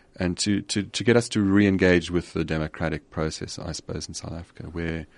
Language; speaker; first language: English; native; English